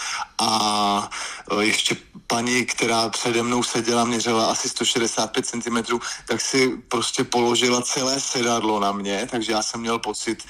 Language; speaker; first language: Czech; native; Czech